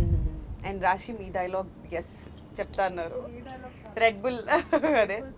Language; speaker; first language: Telugu; native; Telugu